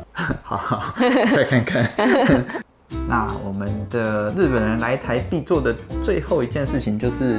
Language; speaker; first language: Chinese; native; Chinese